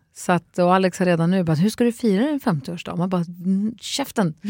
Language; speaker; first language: Swedish; native; Swedish